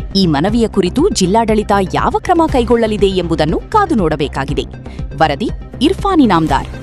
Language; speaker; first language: Kannada; native; Kannada